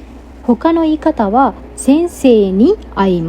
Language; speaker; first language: Japanese; non-native, fluent; Sinhala